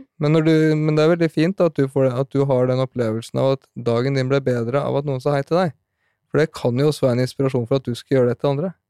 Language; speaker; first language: Norwegian; native; Norwegian